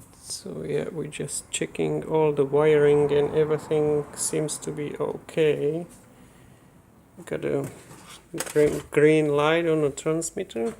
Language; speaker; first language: English; non-native, fluent; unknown